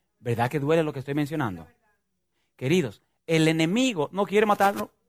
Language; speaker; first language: Spanish; native; Spanish